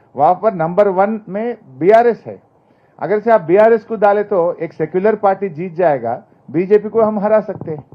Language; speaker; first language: Hindi; non-native, local second language; Telugu